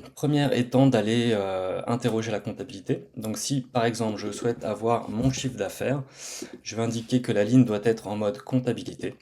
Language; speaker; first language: French; native; French